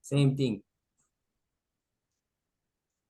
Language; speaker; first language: English; non-native, local second language; Korean